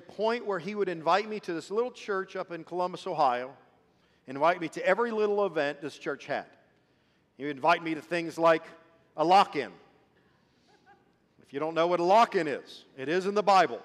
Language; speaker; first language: English; early bilingual, other home language; Swedish